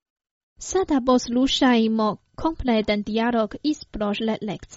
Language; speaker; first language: Croatian; non-native, fluent; Chinese